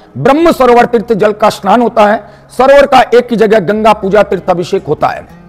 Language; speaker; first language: Hindi; non-native, local second language; Marathi